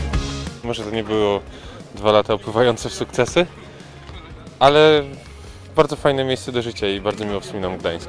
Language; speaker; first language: Polish; native; Polish